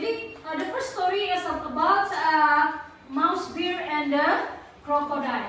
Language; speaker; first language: English; non-native, local second language; Indonesian